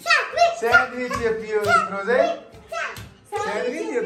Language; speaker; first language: Turkish; non-native, learner; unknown